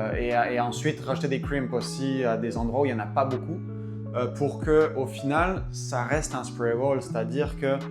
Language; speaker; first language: French; native; French